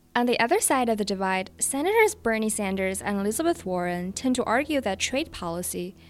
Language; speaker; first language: English; non-native, fluent; Chinese